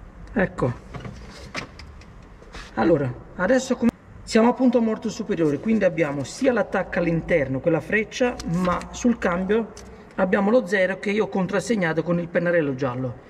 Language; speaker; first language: Italian; native; Italian